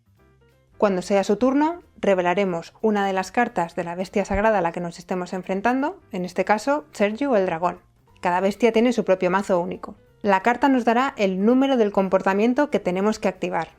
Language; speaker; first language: Spanish; native; Spanish